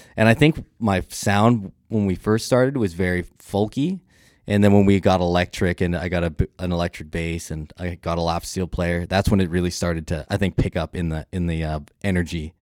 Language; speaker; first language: English; native; English